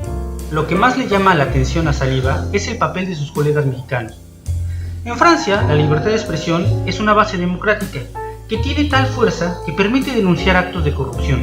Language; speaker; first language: Spanish; native; Spanish